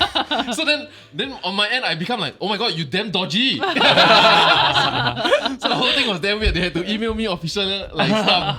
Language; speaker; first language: English; native; English